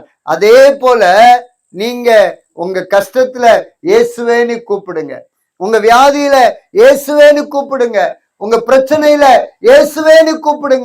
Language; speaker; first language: Tamil; native; Tamil